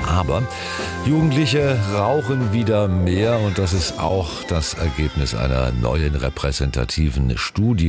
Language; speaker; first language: German; native; German